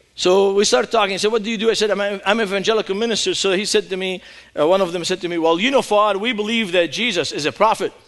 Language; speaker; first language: English; non-native, fluent; Arabic